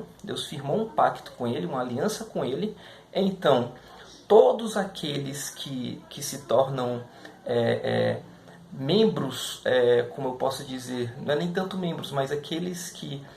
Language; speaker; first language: Portuguese; native; Portuguese